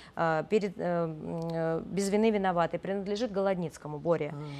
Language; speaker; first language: Russian; native; Russian